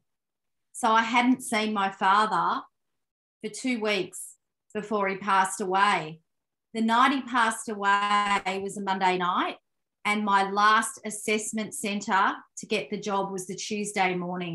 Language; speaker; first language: English; native; English